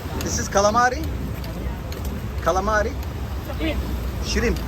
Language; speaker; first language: English; non-native, learner; Turkish